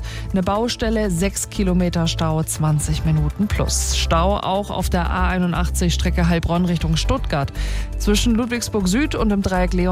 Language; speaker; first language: German; native; German